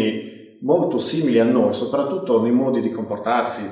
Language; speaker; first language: Italian; native; Italian